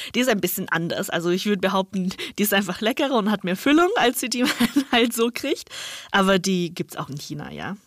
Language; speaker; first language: German; non-native, fluent; Chinese